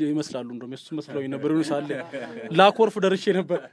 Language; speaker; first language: Amharic; native; Amharic